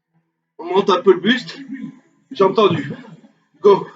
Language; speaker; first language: French; native; French